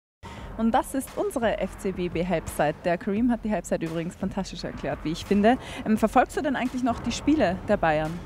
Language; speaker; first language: German; native; German